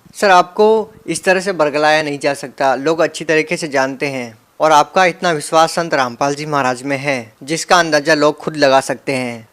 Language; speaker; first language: Hindi; native; Hindi